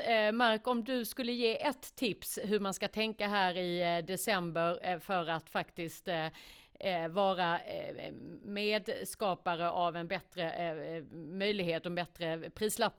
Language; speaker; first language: Swedish; native; Swedish